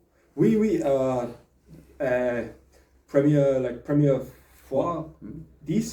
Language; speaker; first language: French; non-native, learner; English